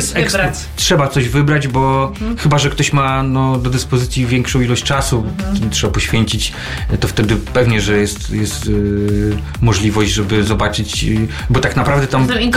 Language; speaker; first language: Polish; native; Polish